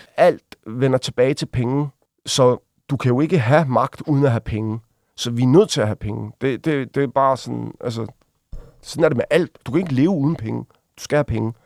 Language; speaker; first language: Danish; early bilingual, other home language; Arabic